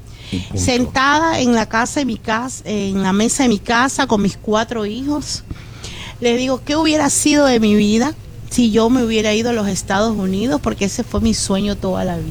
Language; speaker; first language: Spanish; native; Spanish